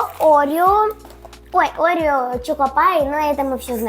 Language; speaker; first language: Russian; native; Russian